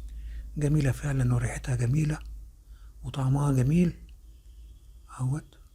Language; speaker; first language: Arabic; native; Arabic